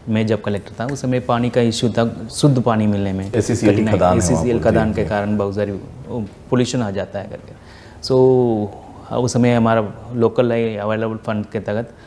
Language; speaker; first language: Hindi; non-native, local second language; Tamil